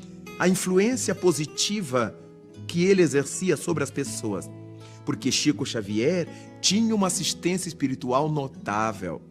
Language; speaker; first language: Portuguese; native; Portuguese